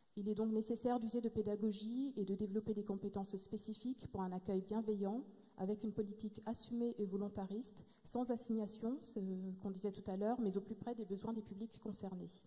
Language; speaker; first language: French; native; French